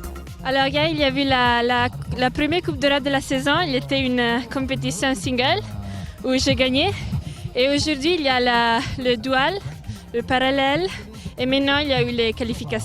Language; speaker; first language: French; non-native, learner; Italian